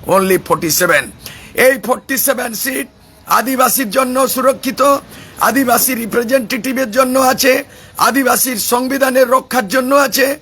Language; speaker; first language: Bangla; non-native, local second language; Santali